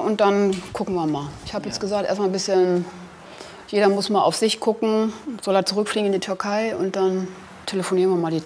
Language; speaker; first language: German; native; German